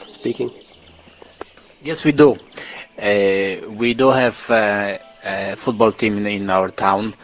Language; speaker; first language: English; non-native, learner; Polish